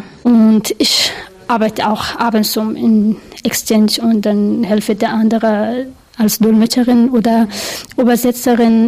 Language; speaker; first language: German; non-native, learner; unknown